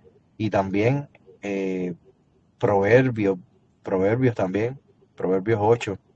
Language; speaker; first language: Spanish; native; Spanish